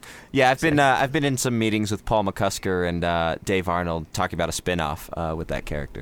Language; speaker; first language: English; native; English